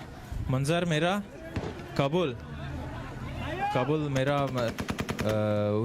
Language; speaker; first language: Hindi; non-native, learner; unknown